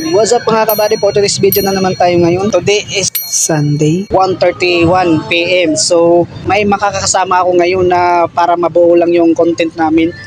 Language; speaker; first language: Filipino; non-native, local second language; Cebuano